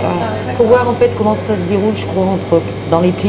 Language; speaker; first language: French; native; French